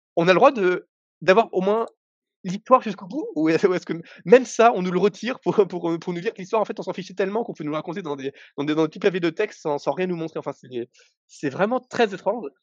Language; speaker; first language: French; native; French